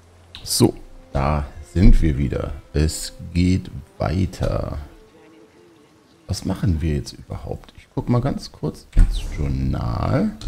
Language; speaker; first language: German; native; German